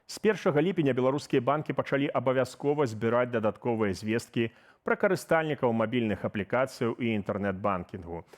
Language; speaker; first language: Belarusian; native; Belarusian